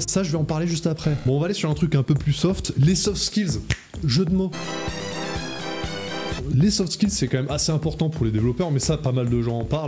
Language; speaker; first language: French; native; French